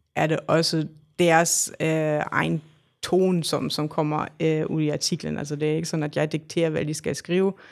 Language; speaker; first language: Danish; non-native, fluent; German